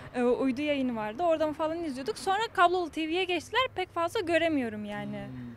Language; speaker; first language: Turkish; native; Turkish